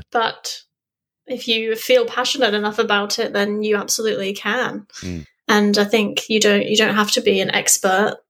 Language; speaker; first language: English; native; English